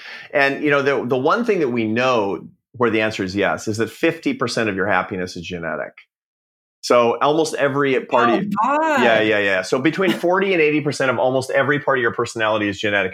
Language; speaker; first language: English; native; English